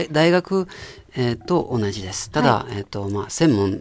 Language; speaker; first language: Japanese; non-native, fluent; French